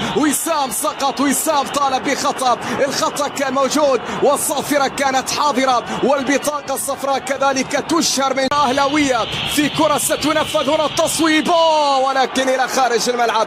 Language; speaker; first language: Arabic; native; Arabic